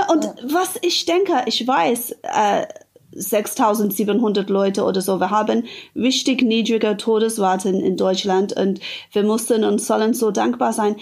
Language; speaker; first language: German; non-native, fluent; English